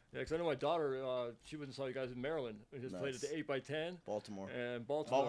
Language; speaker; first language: English; native; English